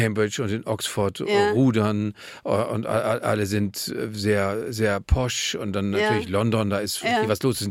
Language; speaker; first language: German; native; German